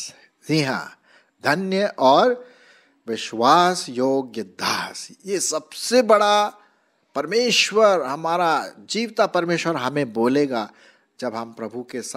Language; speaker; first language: Hindi; non-native, local second language; Marathi